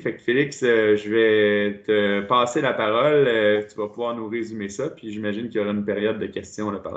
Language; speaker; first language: French; native; French